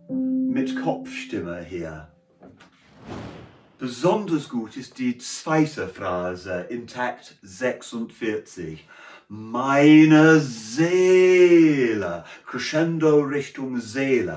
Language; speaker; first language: German; non-native, learner; English